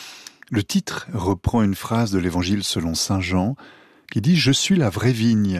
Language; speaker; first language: French; native; French